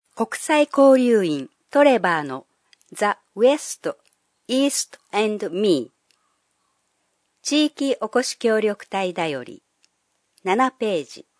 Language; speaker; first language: Japanese; non-native, fluent; English